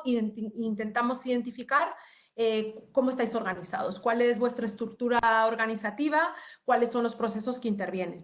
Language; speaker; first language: Spanish; native; Spanish